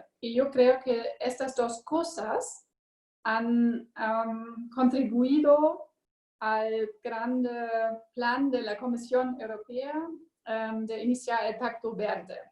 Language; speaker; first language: Spanish; non-native, learner; German